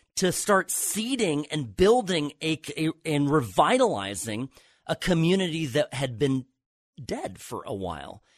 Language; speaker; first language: English; native; English